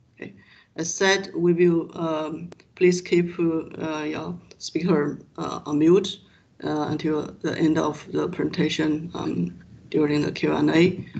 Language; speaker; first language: English; non-native, fluent; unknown